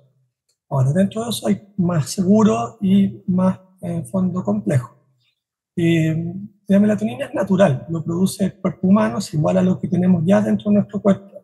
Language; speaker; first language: Spanish; native; Spanish